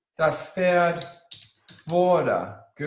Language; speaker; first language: German; non-native, learner; English